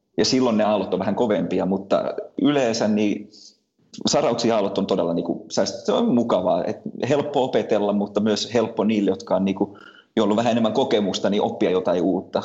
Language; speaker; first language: Finnish; early bilingual, heritage; Finnish